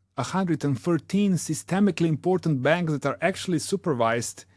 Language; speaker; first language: English; non-native, fluent; Slovenian